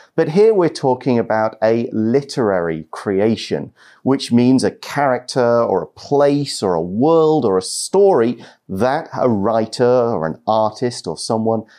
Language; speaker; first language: English; native; English